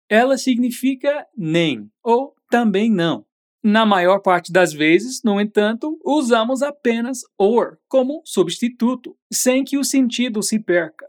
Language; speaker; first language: Portuguese; native; Portuguese